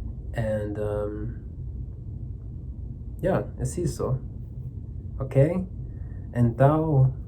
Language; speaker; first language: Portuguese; non-native, learner; English